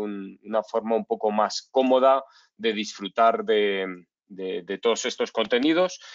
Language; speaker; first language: Spanish; native; Spanish